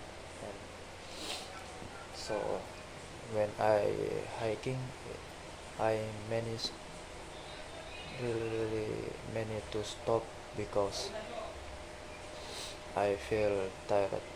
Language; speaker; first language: English; non-native, learner; Indonesian